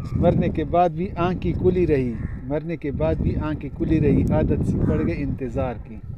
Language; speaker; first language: Urdu; non-native, local second language; Pashto